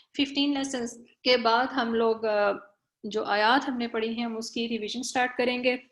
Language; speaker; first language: Urdu; native; Urdu